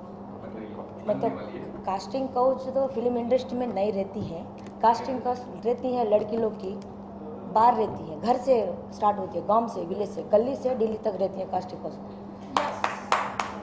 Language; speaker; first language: Hindi; non-native, local second language; Lambadi